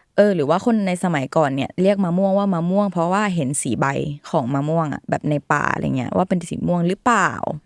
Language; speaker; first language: Thai; native; Thai